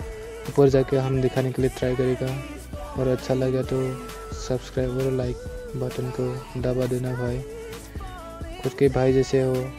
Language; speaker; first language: Hindi; non-native, local second language; Bodo